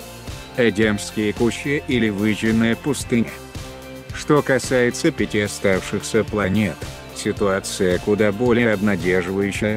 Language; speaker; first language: Russian; native; Russian